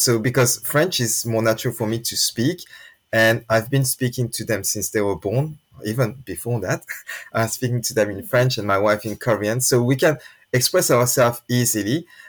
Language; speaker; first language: English; non-native, fluent; French